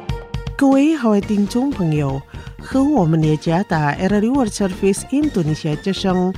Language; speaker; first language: Chinese; non-native, fluent; Indonesian